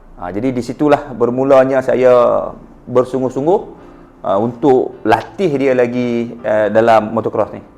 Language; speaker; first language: Malay; native; Malay